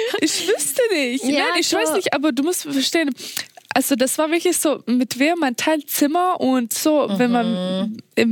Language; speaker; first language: German; non-native, fluent; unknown